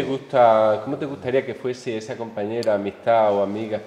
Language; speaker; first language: Spanish; native; Spanish